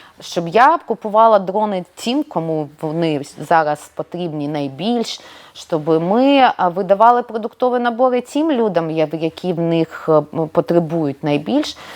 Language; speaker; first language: Ukrainian; non-native, local second language; Russian